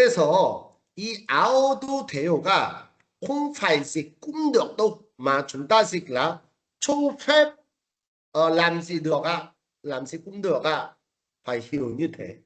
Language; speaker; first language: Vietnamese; non-native, fluent; Korean